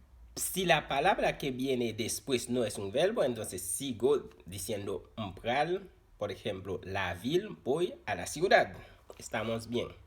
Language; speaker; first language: Spanish; non-native, fluent; Haitian Creole